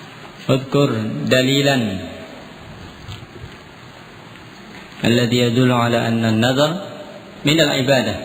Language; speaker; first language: Arabic; non-native, fluent; Indonesian